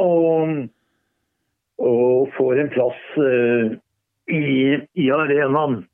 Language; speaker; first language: Norwegian; native; Norwegian